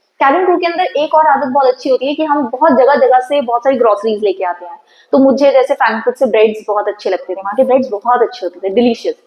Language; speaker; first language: Hindi; native; Hindi